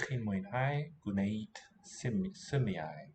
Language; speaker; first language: Welsh; non-native, learner; English